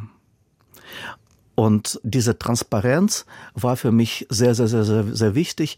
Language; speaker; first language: German; non-native, fluent; Russian